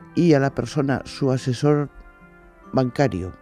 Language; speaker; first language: Spanish; native; Spanish